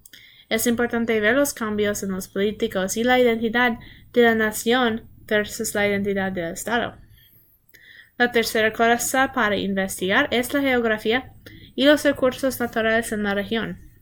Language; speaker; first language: Spanish; non-native, learner; English